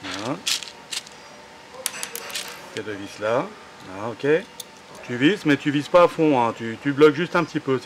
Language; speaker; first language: French; native; French